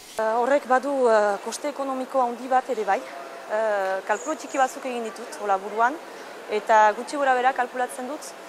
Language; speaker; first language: Basque; native; Basque